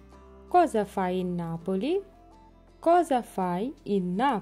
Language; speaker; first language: Italian; non-native, learner; Bangla